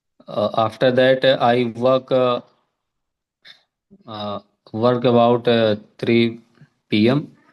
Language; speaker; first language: English; non-native, learner; Hindi